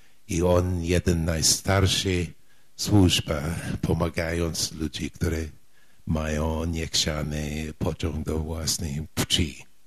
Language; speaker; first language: Polish; non-native, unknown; English